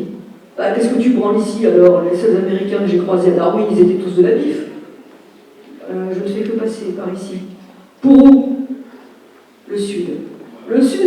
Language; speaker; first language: French; native; French